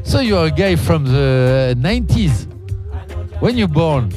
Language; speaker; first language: English; non-native, learner; French